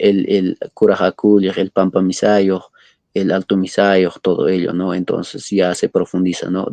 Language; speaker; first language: Spanish; non-native, local second language; Quechua